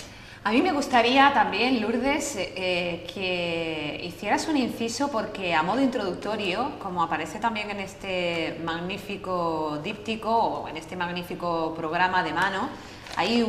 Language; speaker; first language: Spanish; native; Spanish